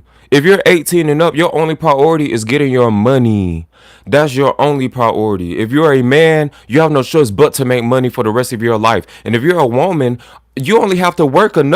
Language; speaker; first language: English; native; English